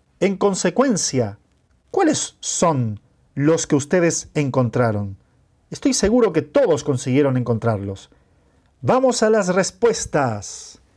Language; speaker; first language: Spanish; non-native, fluent; Portuguese